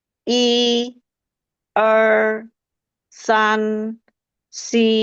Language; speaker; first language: Chinese; non-native, learner; Indonesian